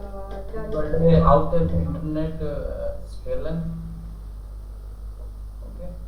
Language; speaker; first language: German; non-native, learner; Hindi